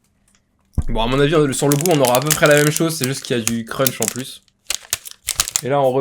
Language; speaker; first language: French; native; French